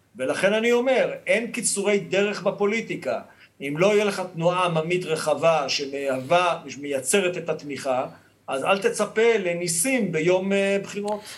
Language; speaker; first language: Hebrew; native; Hebrew